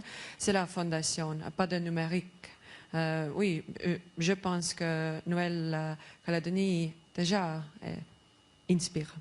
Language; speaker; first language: French; non-native, learner; Estonian